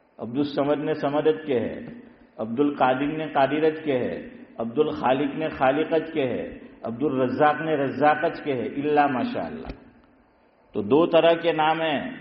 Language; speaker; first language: Urdu; non-native, local second language; Gujarati